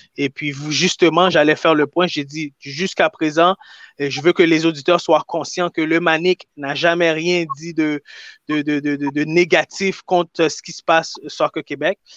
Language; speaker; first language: French; native; French